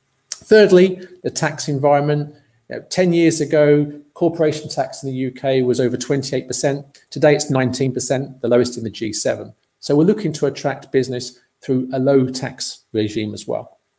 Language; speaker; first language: English; native; English